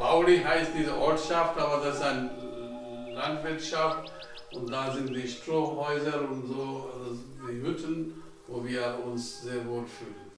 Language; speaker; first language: German; non-native, fluent; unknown